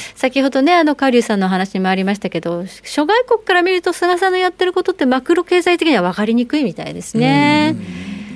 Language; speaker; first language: Japanese; native; Japanese